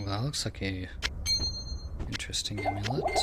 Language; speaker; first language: English; native; English